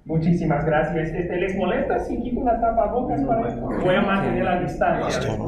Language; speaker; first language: Spanish; non-native, fluent; English